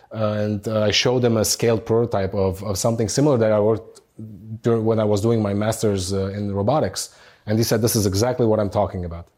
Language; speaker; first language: English; non-native, fluent; Arabic